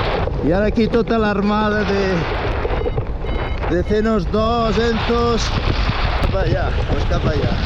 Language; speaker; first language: Catalan; native; Catalan